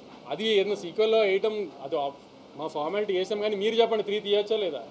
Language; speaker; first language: Telugu; native; Telugu